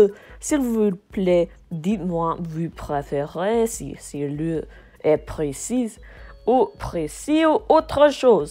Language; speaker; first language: French; non-native, learner; English